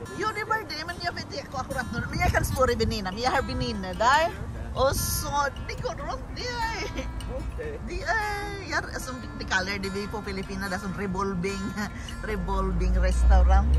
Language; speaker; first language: Norwegian; non-native, learner; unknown